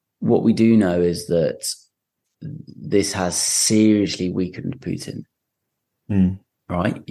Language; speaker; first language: English; native; English